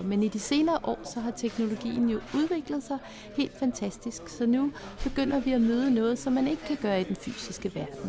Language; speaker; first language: Danish; native; Danish